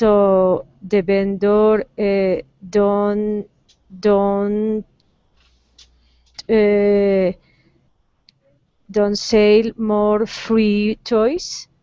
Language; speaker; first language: English; non-native, learner; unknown